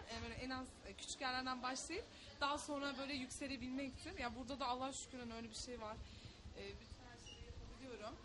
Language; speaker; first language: Turkish; native; Turkish